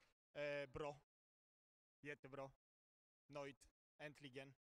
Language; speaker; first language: Swedish; non-native, fluent; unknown